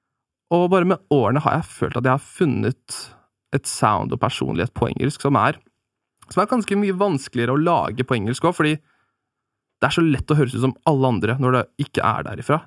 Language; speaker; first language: Norwegian; native; Norwegian